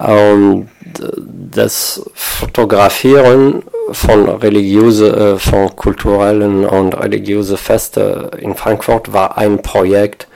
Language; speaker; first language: German; non-native, fluent; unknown